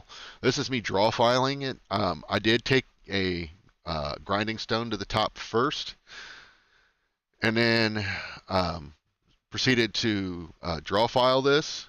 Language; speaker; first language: English; native; English